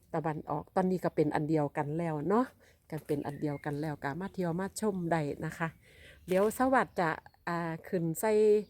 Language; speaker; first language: Thai; non-native, local second language; Northeastern Thai